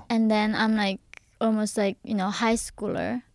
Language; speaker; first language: English; early bilingual, other home language; Korean